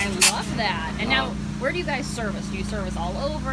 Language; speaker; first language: English; native; English